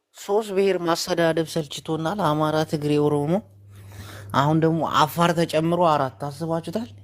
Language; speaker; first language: Amharic; native; Amharic